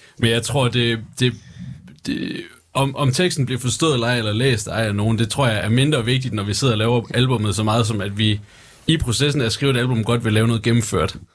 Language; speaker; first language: Danish; native; Danish